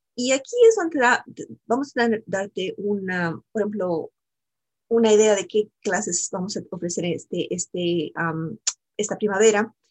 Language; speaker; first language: Spanish; native; Spanish